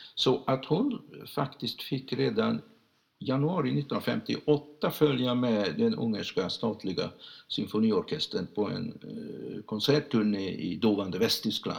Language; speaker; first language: Swedish; non-native, fluent; Hungarian